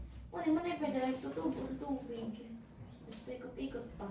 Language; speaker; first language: Filipino; non-native, local second language; Bikol